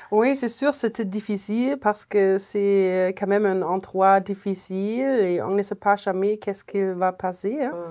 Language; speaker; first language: French; non-native, fluent; German